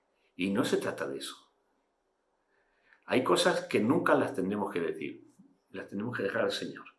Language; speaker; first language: Spanish; native; Spanish